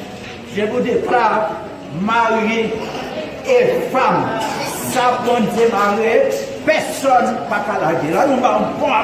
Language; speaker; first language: French; non-native, local second language; Haitian Creole